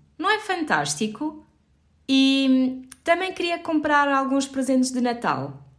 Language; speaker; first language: Portuguese; native; Portuguese